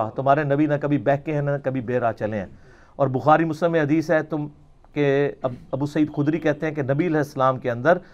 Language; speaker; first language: Urdu; non-native, local second language; Punjabi